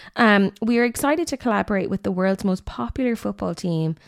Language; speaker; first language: English; native; English